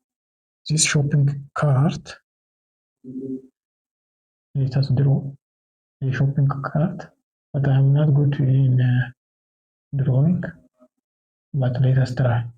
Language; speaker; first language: English; non-native, local second language; Oromo